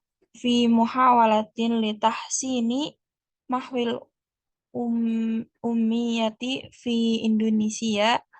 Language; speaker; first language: Arabic; non-native, learner; Indonesian